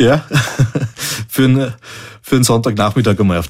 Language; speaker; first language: German; native; German